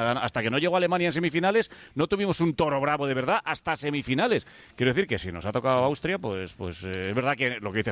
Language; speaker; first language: Spanish; native; Spanish